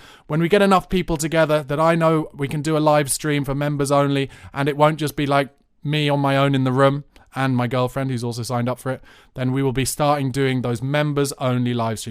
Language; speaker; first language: English; native; English